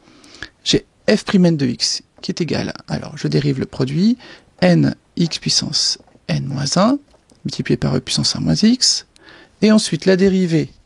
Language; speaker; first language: French; native; French